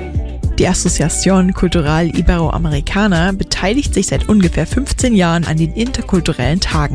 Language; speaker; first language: German; native; German